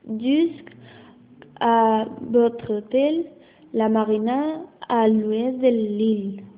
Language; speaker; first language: French; non-native, learner; Spanish